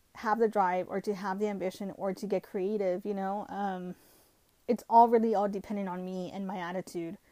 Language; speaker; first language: English; early bilingual, other home language; Spanish